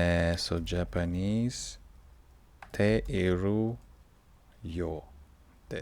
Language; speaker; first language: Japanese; non-native, learner; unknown